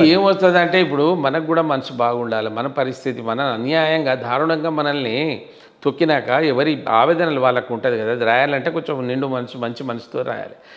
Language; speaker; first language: Telugu; non-native, local second language; Lambadi